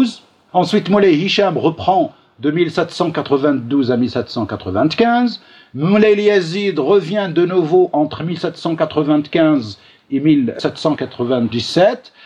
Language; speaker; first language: French; non-native, local second language; Arabic